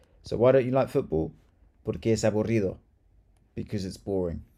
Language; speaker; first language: English; native; English